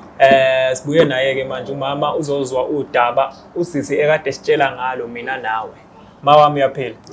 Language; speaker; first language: Zulu; native; Zulu